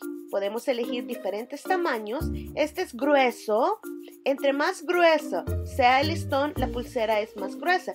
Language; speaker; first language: Spanish; native; Spanish